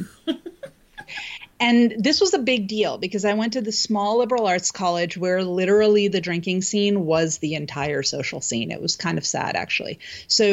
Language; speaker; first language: English; native; English